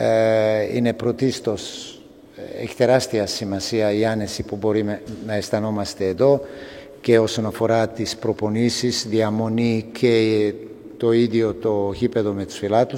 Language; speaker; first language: Greek; non-native, fluent; Serbian